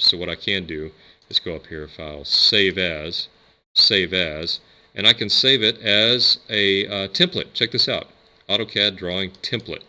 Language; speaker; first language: English; native; English